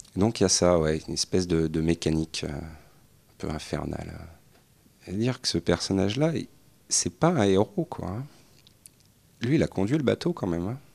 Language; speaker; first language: French; native; French